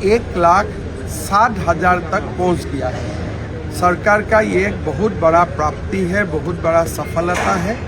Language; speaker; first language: Hindi; non-native, local second language; Assamese